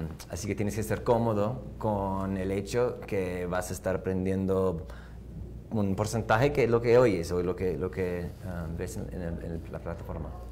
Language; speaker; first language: Spanish; non-native, fluent; English